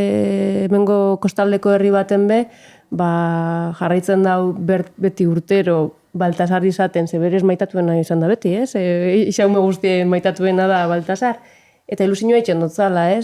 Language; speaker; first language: Basque; native; Basque